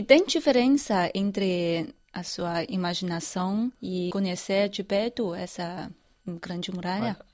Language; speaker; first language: Portuguese; non-native, fluent; Chinese